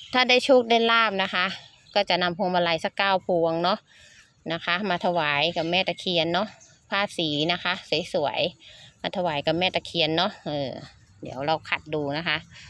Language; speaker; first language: Thai; native; Thai